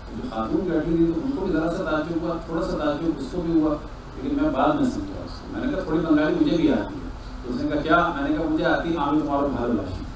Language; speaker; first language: Urdu; native; Urdu